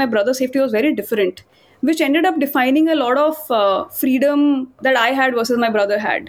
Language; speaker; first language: English; non-native, local second language; Hindi